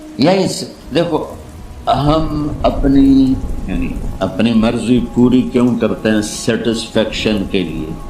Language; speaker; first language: Urdu; non-native, local second language; Punjabi